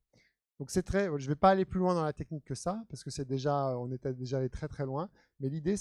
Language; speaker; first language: French; native; French